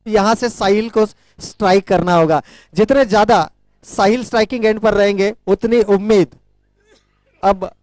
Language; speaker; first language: Hindi; non-native, local second language; Marathi